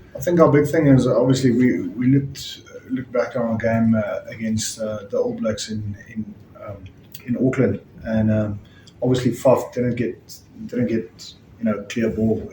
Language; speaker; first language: English; non-native, local second language; Afrikaans